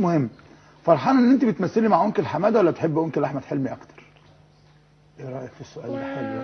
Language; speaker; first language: Arabic; native; Arabic